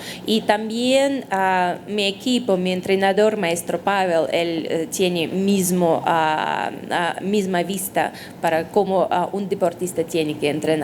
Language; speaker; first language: Spanish; non-native, fluent; Russian